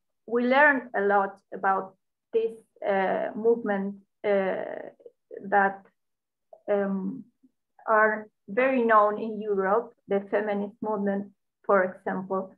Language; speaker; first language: English; non-native, learner; Spanish